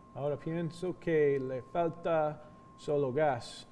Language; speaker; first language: Spanish; non-native, fluent; English